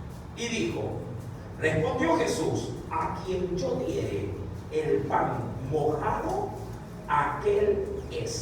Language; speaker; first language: Spanish; native; Spanish